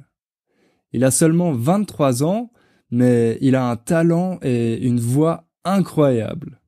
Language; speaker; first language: French; native; French